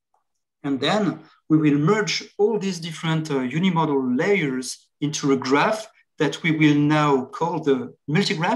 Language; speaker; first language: English; non-native, fluent; French